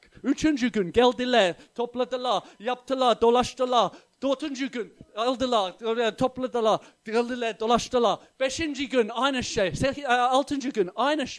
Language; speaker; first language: Turkish; non-native, fluent; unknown